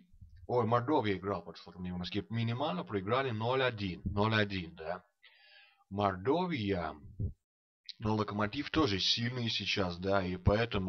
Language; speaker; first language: Russian; non-native, fluent; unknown